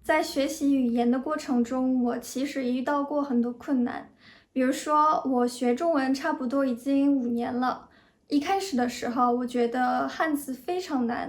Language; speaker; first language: Chinese; non-native, fluent; French